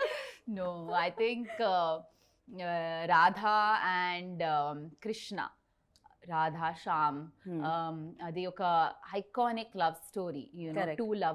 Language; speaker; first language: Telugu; non-native, learner; Tulu